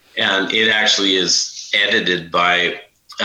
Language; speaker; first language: English; native; English